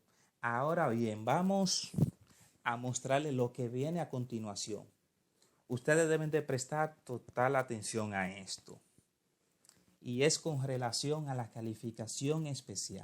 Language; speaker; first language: Spanish; native; Spanish